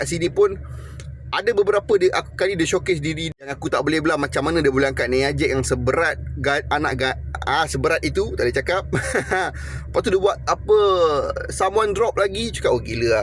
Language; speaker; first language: Malay; native; Malay